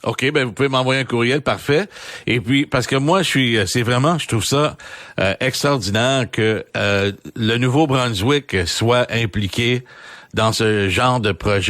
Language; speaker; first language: French; native; French